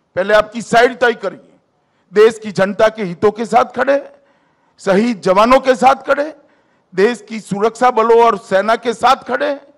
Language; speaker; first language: Hindi; non-native, local second language; Gujarati